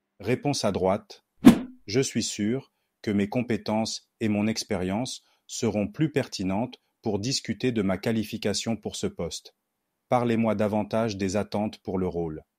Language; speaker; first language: French; non-native, local second language; Haitian Creole